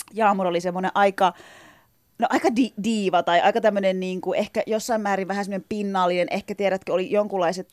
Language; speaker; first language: Finnish; early bilingual, other home language; Turkish